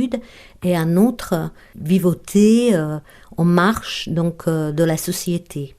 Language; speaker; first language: French; non-native, fluent; Czech